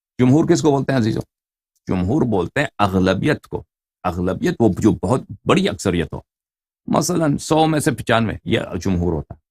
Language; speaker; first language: Urdu; non-native, fluent; Persian